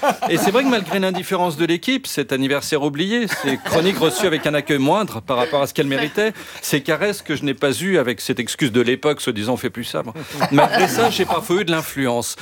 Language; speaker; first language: French; native; French